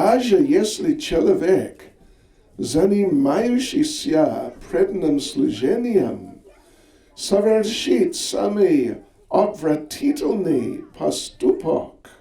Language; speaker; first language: Russian; non-native, learner; English